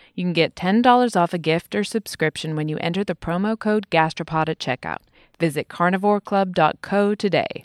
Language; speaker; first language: English; native; English